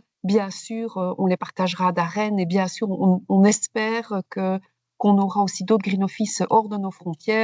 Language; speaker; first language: French; native; French